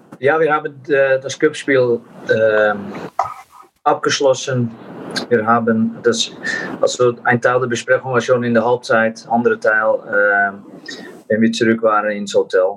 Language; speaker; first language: German; non-native, fluent; Dutch